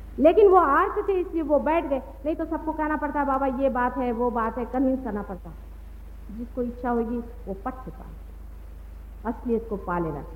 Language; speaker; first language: Hindi; non-native, local second language; Marathi